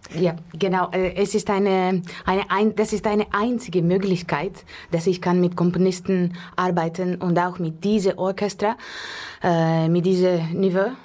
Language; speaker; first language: German; non-native, learner; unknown